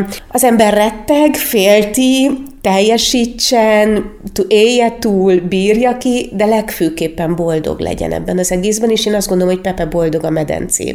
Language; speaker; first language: Hungarian; native; Hungarian